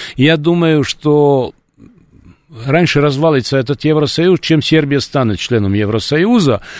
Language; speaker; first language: Russian; non-native, fluent; Serbian